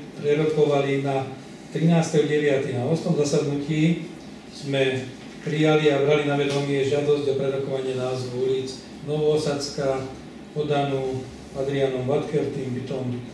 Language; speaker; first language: Slovak; non-native, local second language; Hungarian